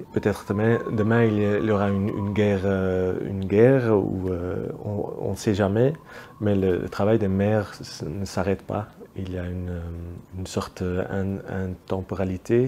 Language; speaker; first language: French; non-native, local second language; Dutch